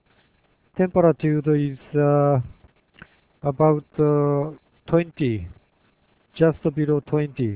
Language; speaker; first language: English; non-native, learner; Japanese